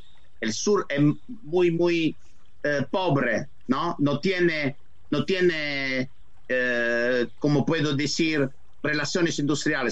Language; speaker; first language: Spanish; non-native, fluent; Italian